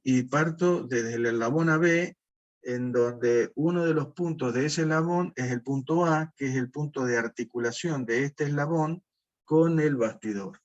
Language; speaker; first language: Spanish; native; Spanish